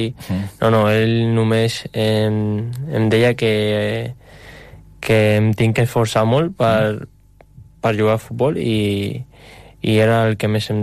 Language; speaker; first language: Catalan; non-native, local second language; Spanish